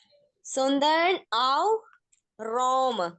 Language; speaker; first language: German; non-native, fluent; Malayalam